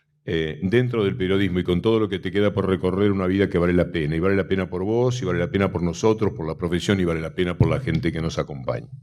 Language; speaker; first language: Spanish; native; Spanish